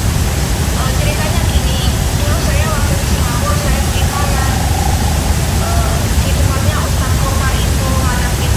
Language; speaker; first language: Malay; non-native, local second language; Javanese